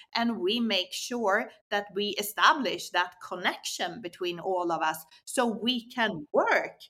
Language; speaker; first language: English; non-native, fluent; Swedish